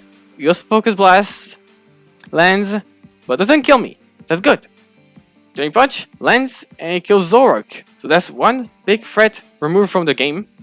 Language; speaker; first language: English; non-native, fluent; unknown